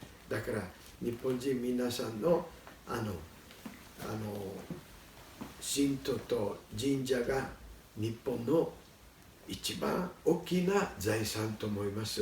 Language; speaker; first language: Japanese; non-native, learner; Italian